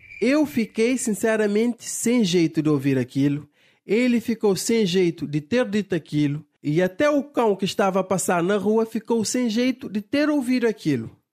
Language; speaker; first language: Portuguese; non-native, local second language; Kabuverdianu